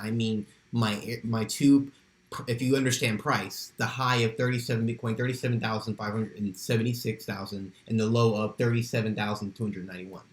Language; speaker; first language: English; native; English